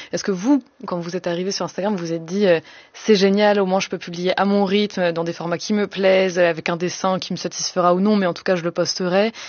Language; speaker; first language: French; native; French